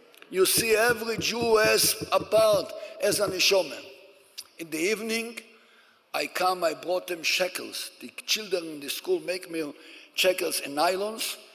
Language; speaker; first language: English; non-native, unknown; Hebrew